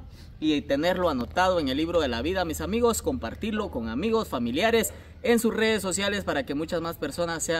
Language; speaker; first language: Spanish; native; Spanish